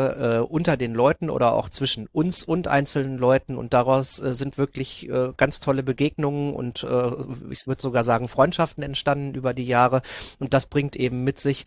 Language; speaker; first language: German; native; German